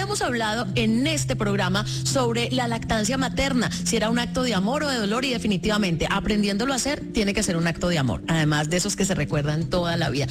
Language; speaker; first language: Spanish; native; Spanish